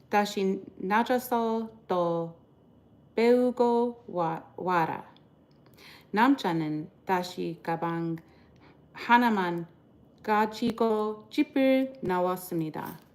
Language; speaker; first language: Korean; non-native, learner; English